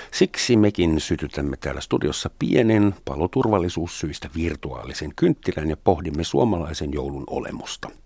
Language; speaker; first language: Finnish; non-native, fluent; German